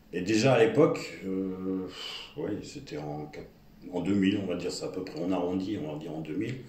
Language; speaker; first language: French; native; French